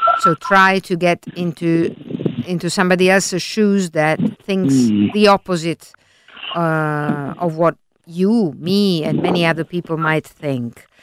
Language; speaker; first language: English; non-native, fluent; Italian